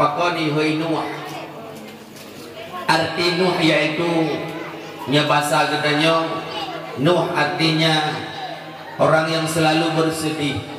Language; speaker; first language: Indonesian; non-native, local second language; Achinese